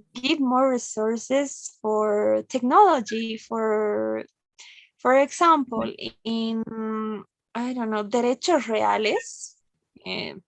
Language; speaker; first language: English; non-native, learner; Spanish